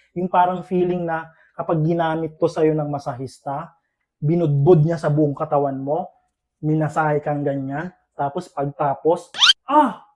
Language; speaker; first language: Filipino; non-native, local second language; Iloko